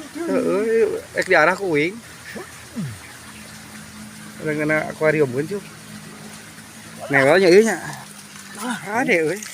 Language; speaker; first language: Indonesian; non-native, local second language; Sundanese